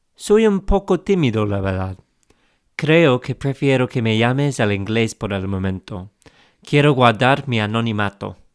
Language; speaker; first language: Spanish; non-native, fluent; English